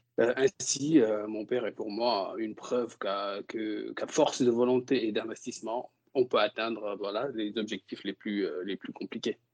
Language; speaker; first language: French; non-native, local second language; Wolof